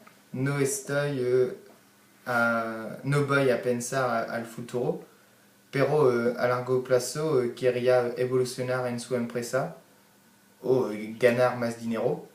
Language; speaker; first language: Spanish; non-native, learner; French